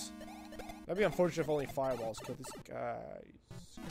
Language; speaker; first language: English; native; English